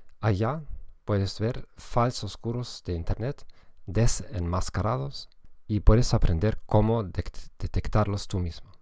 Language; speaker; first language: Spanish; non-native, fluent; German